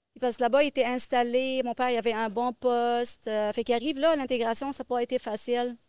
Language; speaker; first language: French; non-native, local second language; Arabic